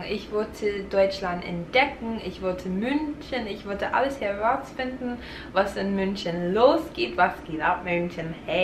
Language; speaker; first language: German; non-native, fluent; English